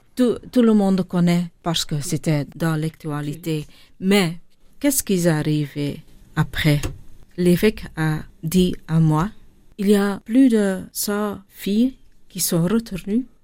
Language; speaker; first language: French; non-native, learner; Dutch